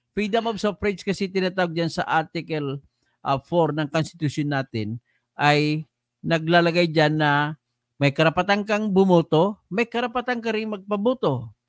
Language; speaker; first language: Filipino; non-native, local second language; Hiligaynon